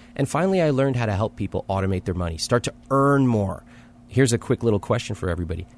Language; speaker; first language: English; early bilingual, other home language; Hindi